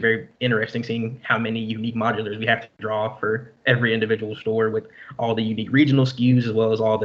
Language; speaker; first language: English; native; English